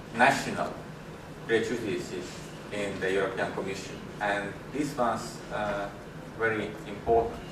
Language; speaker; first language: English; non-native, fluent; Estonian